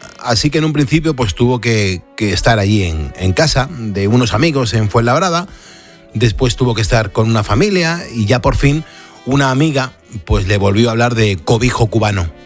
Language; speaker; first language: Spanish; native; Spanish